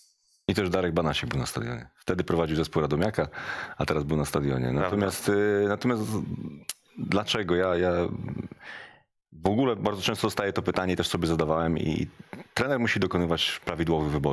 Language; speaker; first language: Polish; native; Polish